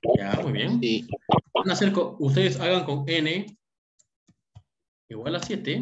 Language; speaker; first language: Spanish; native; Spanish